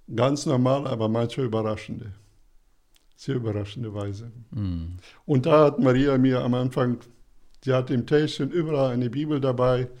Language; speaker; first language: German; early bilingual, other home language; Russian